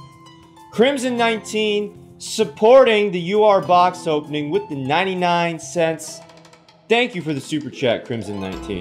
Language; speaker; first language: English; native; English